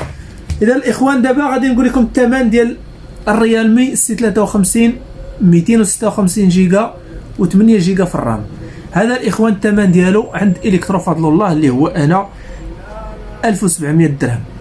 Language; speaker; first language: Arabic; native; Arabic